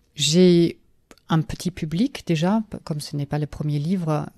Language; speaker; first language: French; non-native, fluent; German